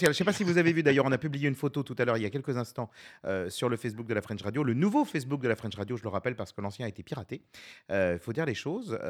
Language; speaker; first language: French; native; French